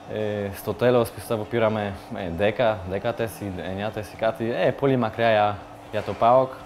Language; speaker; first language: Greek; non-native, learner; Polish